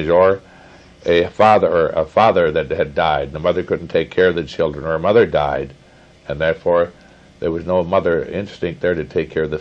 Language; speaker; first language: English; native; English